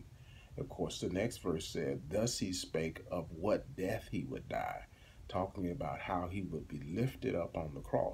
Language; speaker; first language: English; native; English